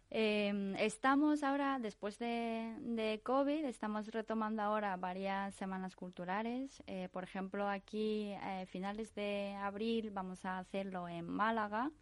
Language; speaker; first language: Spanish; non-native, fluent; Japanese